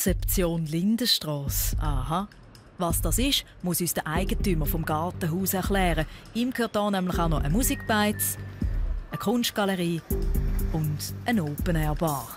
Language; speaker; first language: German; native; German